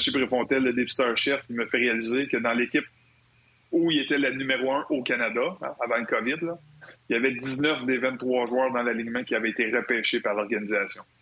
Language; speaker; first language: French; native; French